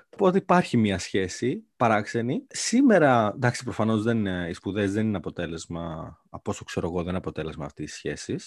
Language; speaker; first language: Greek; native; Greek